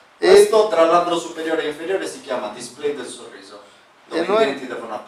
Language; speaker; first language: Italian; native; Italian